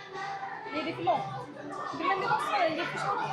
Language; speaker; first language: Swedish; early bilingual, other home language; Mongolian